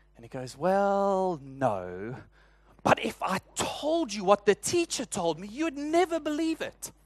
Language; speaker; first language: English; native; English